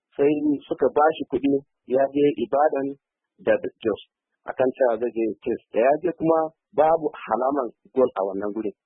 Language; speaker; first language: Hausa; native; Hausa